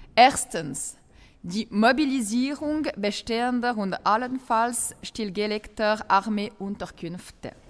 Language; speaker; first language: German; non-native, local second language; French